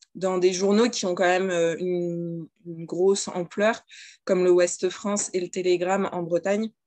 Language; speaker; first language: French; native; French